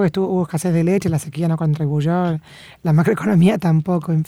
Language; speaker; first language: Spanish; native; Spanish